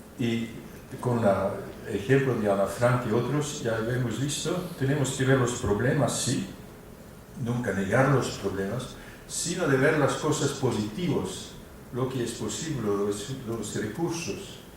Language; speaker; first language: Spanish; non-native, fluent; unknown